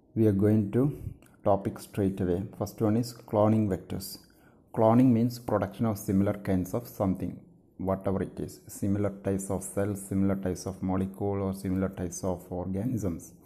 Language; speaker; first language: English; non-native, local second language; Malayalam